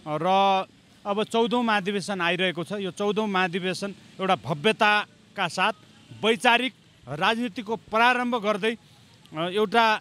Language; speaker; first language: Nepali; native; Nepali